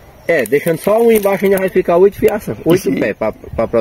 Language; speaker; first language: Portuguese; native; Portuguese